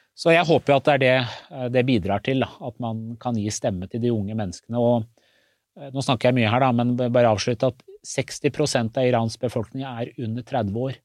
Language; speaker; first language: Norwegian; early bilingual, other home language; Persian